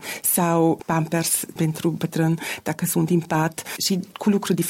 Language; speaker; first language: Romanian; non-native, learner; German